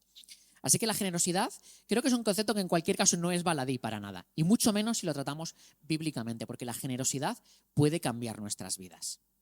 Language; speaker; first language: Spanish; native; Spanish